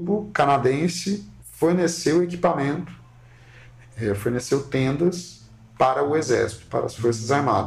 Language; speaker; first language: Portuguese; native; Portuguese